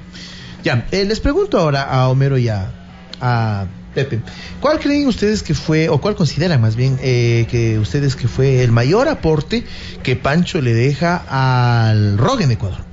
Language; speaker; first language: Spanish; native; Spanish